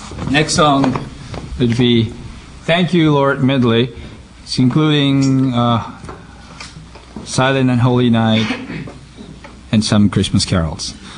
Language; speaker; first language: English; non-native, fluent; Japanese